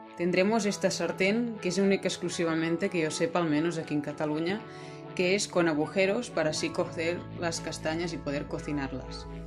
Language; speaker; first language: Spanish; non-native, local second language; Catalan